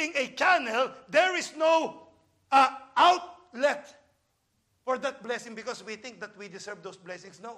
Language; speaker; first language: English; non-native, local second language; Filipino